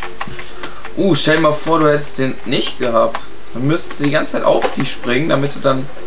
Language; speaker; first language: German; early bilingual, other home language; Turkish